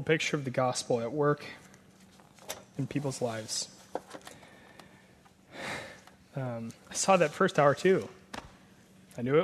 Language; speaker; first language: English; native; English